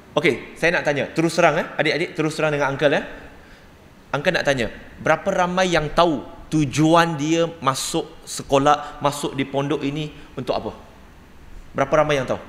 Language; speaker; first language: Malay; non-native, local second language; Cantonese